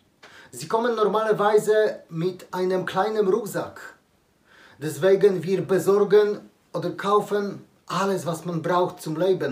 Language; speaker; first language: German; non-native, learner; Polish